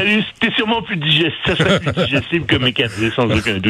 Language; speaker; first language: French; native; French